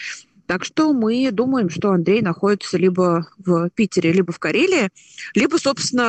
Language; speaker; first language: Russian; native; Russian